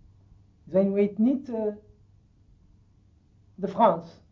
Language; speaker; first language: Dutch; non-native, learner; Arabic